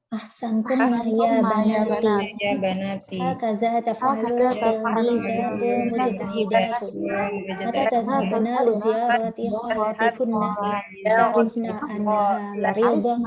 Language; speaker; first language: Arabic; non-native, learner; Indonesian